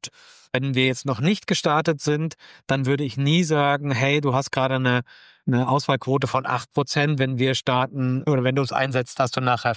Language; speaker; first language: German; native; German